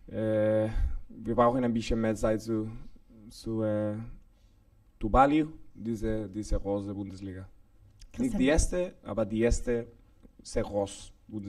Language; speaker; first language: German; non-native, learner; Spanish